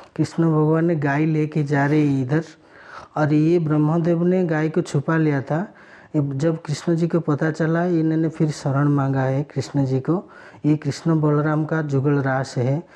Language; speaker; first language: Hindi; non-native, local second language; Odia